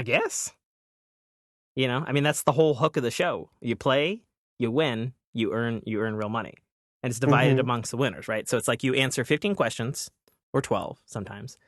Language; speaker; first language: English; native; English